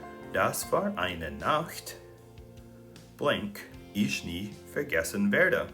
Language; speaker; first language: German; non-native, fluent; English